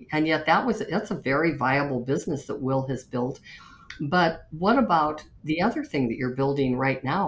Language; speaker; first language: English; native; English